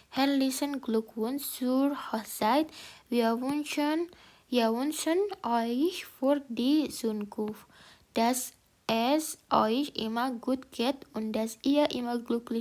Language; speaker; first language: German; non-native, learner; Indonesian